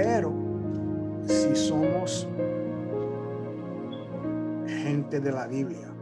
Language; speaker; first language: Spanish; early bilingual, heritage; Spanish